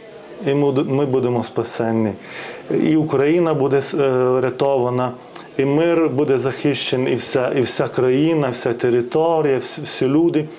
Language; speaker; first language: Ukrainian; non-native, fluent; Lithuanian